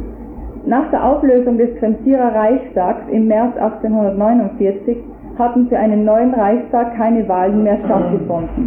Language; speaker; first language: German; native; German